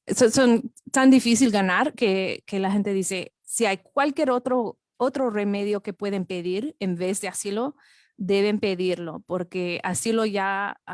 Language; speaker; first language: Spanish; non-native, fluent; English